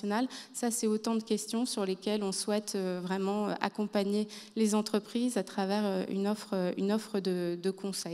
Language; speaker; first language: French; native; French